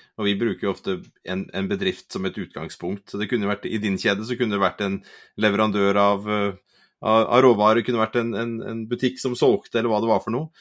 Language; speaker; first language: Norwegian; native; Norwegian